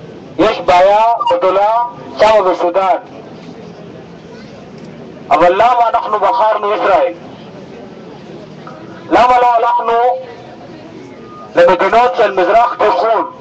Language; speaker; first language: Hebrew; non-native, learner; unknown